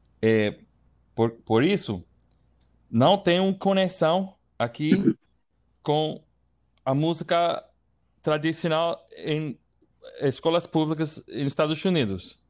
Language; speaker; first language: Portuguese; non-native, learner; English